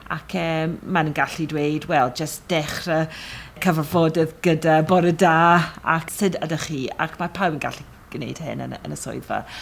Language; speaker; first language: Welsh; non-native, fluent; English